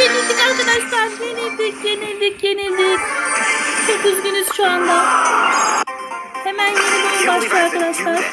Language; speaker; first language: Turkish; native; Turkish